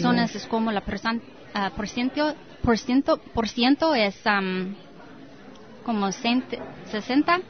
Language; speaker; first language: Spanish; non-native, learner; English